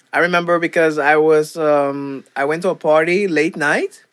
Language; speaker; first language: English; non-native, fluent; Papiamento